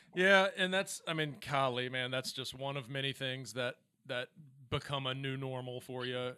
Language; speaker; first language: English; native; English